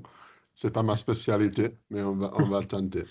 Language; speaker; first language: French; early bilingual, heritage; English